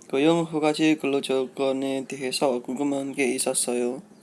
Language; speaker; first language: Korean; non-native, learner; Indonesian